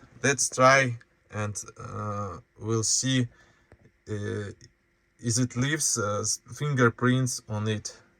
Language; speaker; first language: English; non-native, learner; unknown